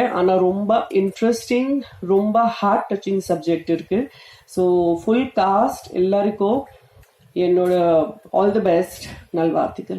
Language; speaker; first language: Tamil; non-native, fluent; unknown